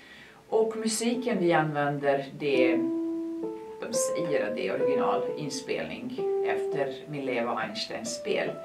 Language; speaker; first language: Swedish; non-native, fluent; Serbian